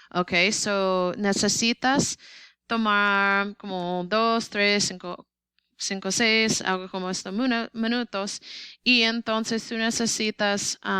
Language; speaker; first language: Spanish; non-native, learner; English